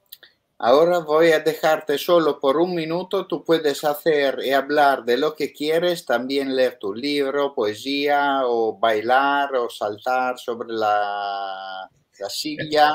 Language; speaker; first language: Spanish; non-native, fluent; Italian